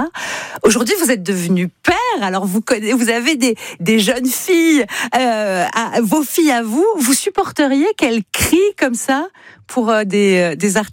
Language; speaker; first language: French; native; French